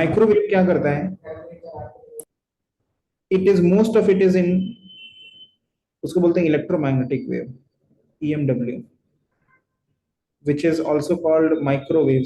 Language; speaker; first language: English; non-native, local second language; Hindi